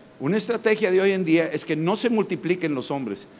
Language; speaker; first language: Spanish; native; Spanish